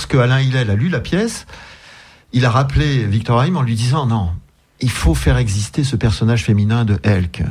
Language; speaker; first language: French; native; French